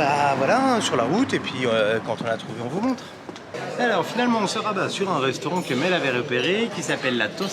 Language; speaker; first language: French; native; French